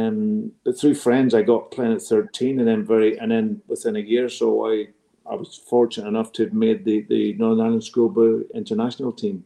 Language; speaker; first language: English; native; English